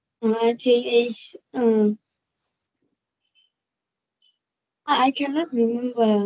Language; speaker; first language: English; non-native, learner; Vietnamese